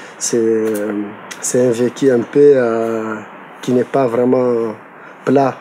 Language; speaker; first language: French; non-native, local second language; Tamasheq